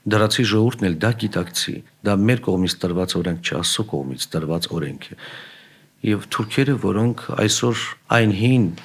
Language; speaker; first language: Armenian; native; Armenian